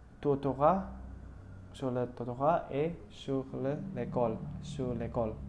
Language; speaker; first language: French; non-native, learner; Indonesian